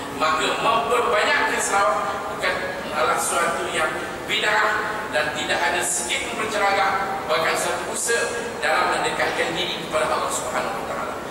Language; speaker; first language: Malay; native; Malay